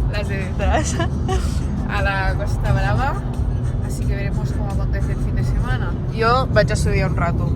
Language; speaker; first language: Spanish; non-native, local second language; Catalan